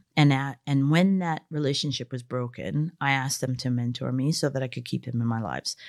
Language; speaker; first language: English; native; English